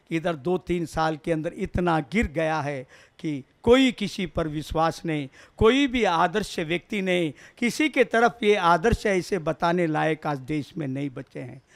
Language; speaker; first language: Hindi; non-native, local second language; Kannada